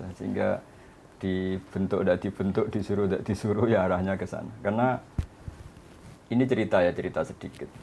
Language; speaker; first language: Indonesian; native; Indonesian